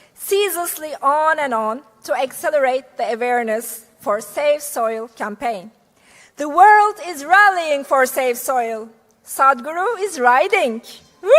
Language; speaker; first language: English; non-native, fluent; Turkish